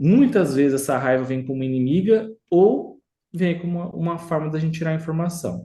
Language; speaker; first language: Portuguese; native; Portuguese